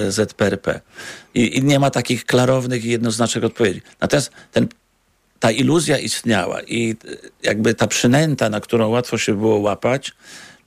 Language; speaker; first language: Polish; native; Polish